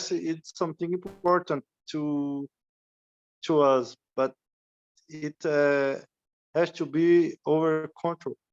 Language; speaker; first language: English; non-native, learner; Portuguese